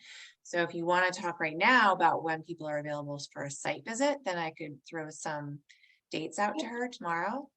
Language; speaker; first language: English; native; English